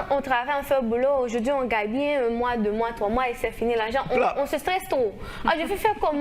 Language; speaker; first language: French; non-native, local second language; Haitian Creole